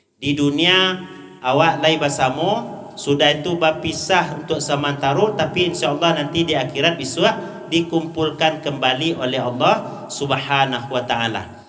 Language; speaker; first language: Malay; non-native, local second language; Minangkabau